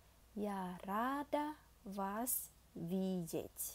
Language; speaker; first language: Russian; non-native, fluent; Vietnamese